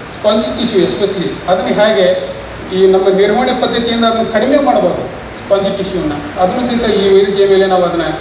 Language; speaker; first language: Kannada; native; Kannada